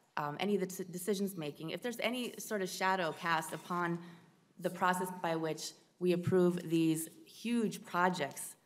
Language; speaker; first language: English; native; English